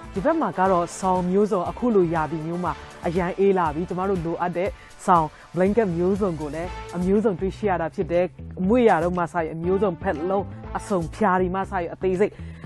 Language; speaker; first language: Burmese; non-native, local second language; Tedim Chin